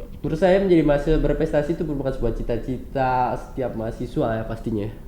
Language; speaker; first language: Indonesian; native; Indonesian